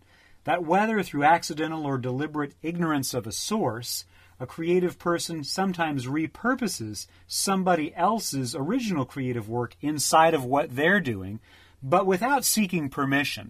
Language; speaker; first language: English; native; English